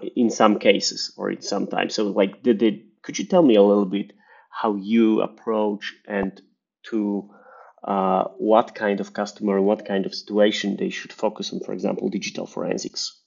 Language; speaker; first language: English; non-native, fluent; Polish